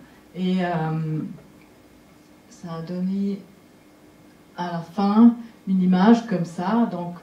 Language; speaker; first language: French; non-native, local second language; German